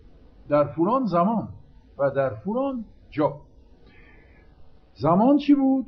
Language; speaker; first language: Persian; non-native, fluent; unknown